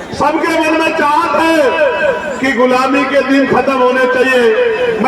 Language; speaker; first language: Hindi; native; Hindi